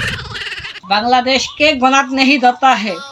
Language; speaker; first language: Hindi; non-native, learner; Bangla